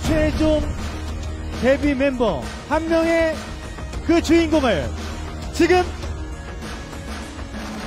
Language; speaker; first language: Korean; native; Korean